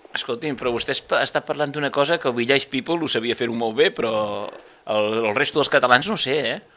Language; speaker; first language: Catalan; native; Catalan